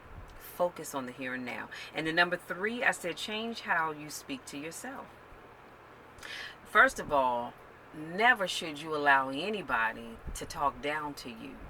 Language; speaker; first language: English; native; English